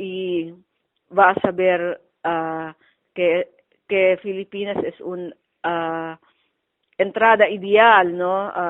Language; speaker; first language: Spanish; non-native, fluent; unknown